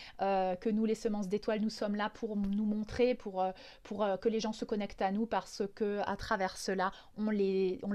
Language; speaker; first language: French; native; French